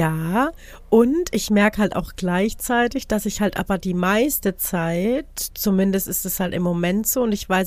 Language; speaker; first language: German; native; German